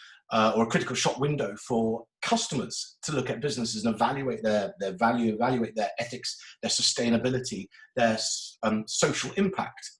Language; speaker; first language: English; native; English